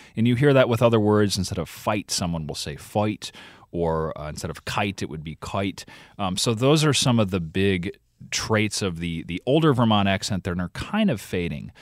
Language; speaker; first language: English; native; English